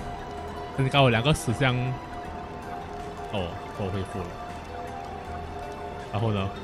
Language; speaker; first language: Chinese; native; Chinese